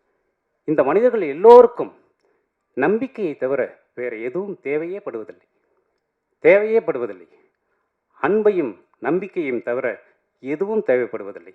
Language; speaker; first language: Tamil; native; Tamil